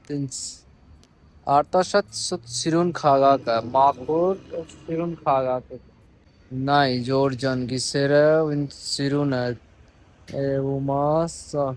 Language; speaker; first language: Armenian; non-native, learner; Hindi